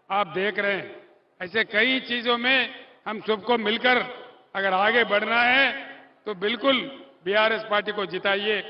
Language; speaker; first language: Hindi; non-native, local second language; Telugu